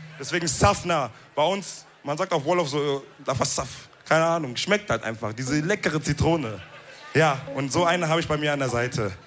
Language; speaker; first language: German; early bilingual, other home language; Wolof